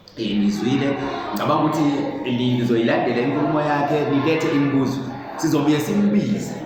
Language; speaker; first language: Zulu; native; Zulu